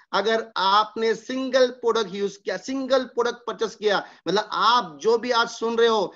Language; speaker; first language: Hindi; non-native, local second language; Marathi